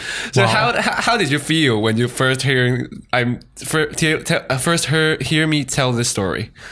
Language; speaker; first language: English; non-native, fluent; Chinese